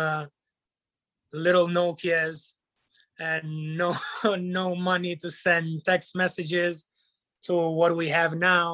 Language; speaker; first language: English; non-native, fluent; Italian